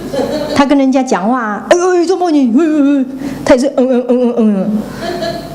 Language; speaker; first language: Chinese; native; Chinese